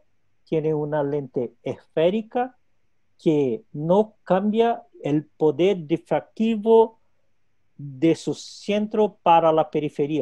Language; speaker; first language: Spanish; non-native, local second language; Portuguese